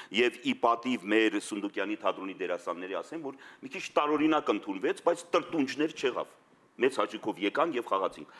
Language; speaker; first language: Armenian; native; Armenian